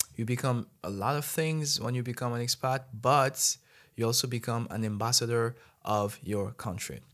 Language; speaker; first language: English; non-native, fluent; Malagasy